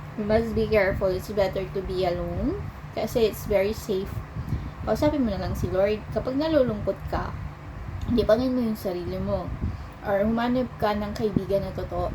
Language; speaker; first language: Filipino; native; Filipino